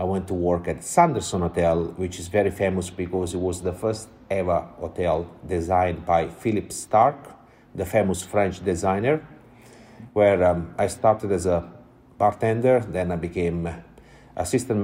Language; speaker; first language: English; non-native, fluent; Italian